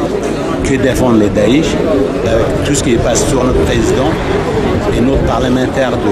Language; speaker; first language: French; non-native, learner; Kurdish